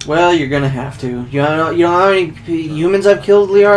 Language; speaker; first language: English; native; English